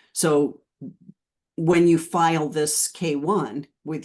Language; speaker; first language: English; native; English